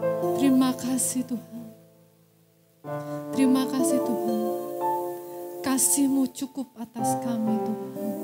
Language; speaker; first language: Indonesian; native; Indonesian